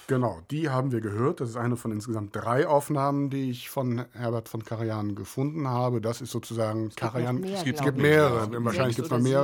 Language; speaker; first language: German; native; German